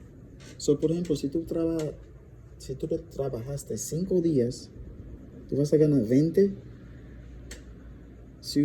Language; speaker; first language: Spanish; non-native, learner; English